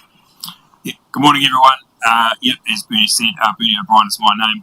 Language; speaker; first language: English; native; English